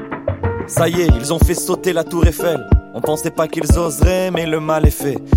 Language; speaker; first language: French; native; French